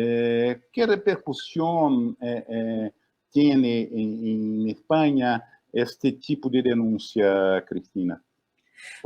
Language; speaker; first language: Spanish; non-native, fluent; Portuguese